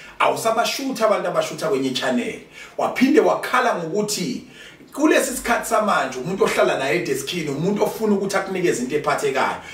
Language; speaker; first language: Zulu; native; Zulu